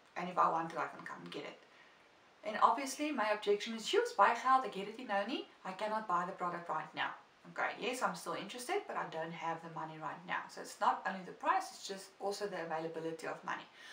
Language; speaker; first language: English; non-native, local second language; Afrikaans